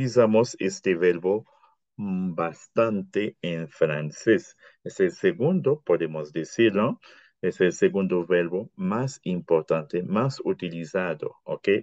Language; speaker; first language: Spanish; non-native, fluent; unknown